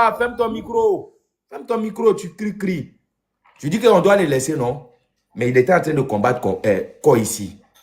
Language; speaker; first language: French; non-native, local second language; Dyula